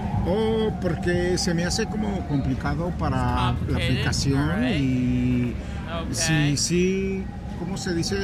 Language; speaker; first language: Spanish; non-native, learner; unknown